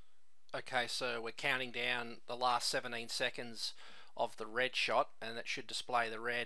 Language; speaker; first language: English; native; English